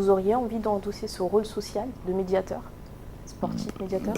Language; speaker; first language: French; native; French